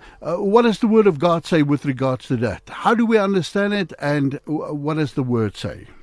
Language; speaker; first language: English; non-native, local second language; Afrikaans